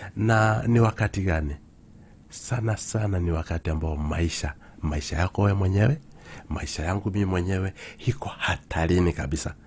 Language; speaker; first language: Swahili; non-native, local second language; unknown